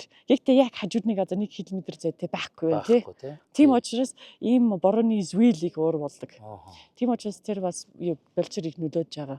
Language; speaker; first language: Mongolian; non-native, learner; English